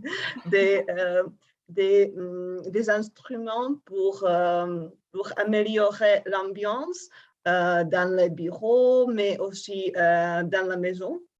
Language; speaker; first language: French; non-native, fluent; Czech